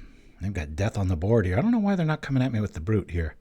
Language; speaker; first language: English; native; English